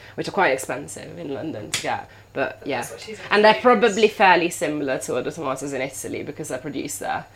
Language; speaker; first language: English; non-native, fluent; Italian